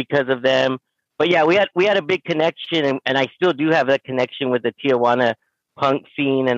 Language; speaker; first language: English; native; English